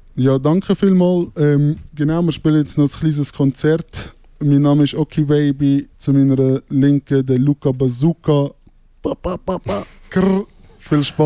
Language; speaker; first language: German; native; German